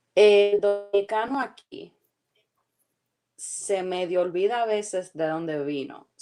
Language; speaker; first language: Spanish; early bilingual, heritage; Spanish